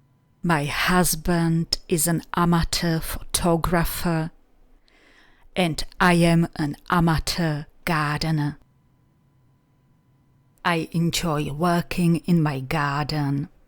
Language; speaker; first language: English; non-native, fluent; Czech